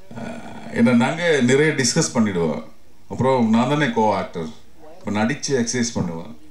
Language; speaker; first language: Tamil; non-native, learner; Malayalam